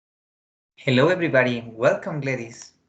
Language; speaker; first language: English; non-native, learner; Spanish